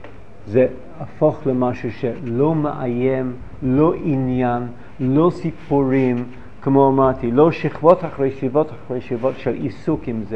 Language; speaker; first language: Hebrew; non-native, fluent; English